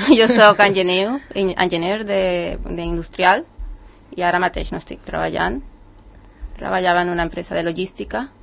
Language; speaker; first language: Catalan; non-native, learner; Spanish